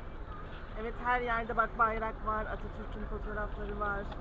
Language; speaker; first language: Turkish; native; Turkish